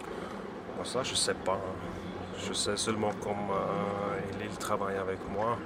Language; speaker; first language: French; non-native, local second language; German